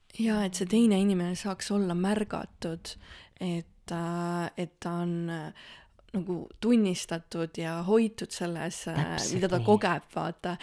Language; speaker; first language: Estonian; native; Estonian